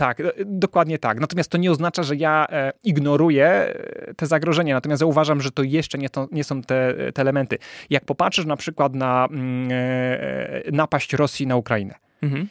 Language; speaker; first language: Polish; native; Polish